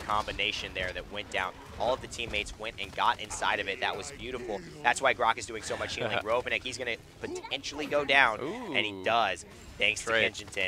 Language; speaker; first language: English; native; English